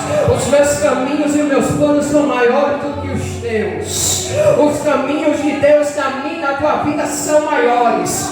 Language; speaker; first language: Portuguese; native; Portuguese